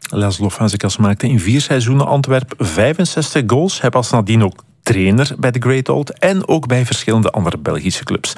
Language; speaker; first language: Dutch; native; Dutch